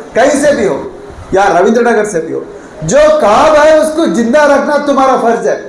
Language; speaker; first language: Hindi; non-native, local second language; Telugu